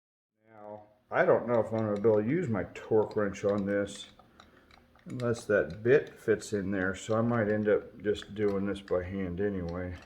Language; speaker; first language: English; native; English